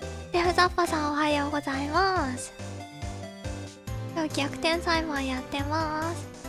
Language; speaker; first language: Japanese; native; Japanese